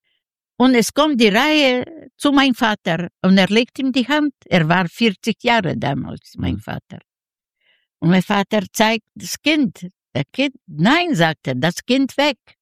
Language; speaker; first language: German; non-native, fluent; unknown